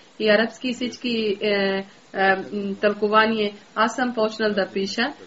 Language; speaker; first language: Bulgarian; non-native, learner; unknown